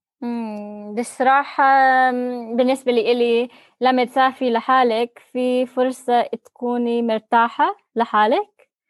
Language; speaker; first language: Arabic; non-native, learner; English